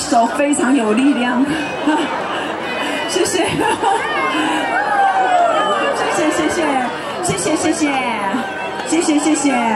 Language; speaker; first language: Chinese; native; Chinese